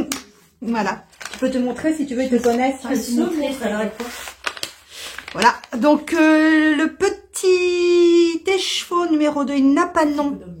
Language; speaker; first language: French; native; French